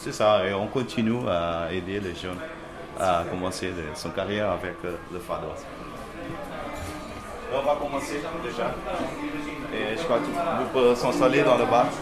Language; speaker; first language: French; non-native, fluent; Portuguese